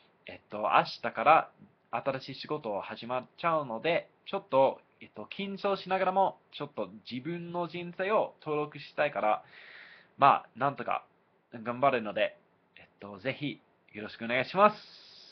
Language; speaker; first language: Japanese; non-native, fluent; English